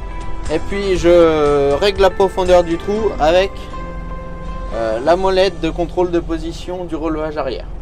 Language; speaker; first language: French; native; French